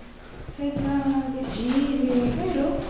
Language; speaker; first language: Italian; non-native, learner; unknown